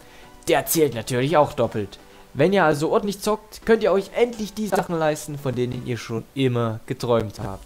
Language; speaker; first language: German; native; German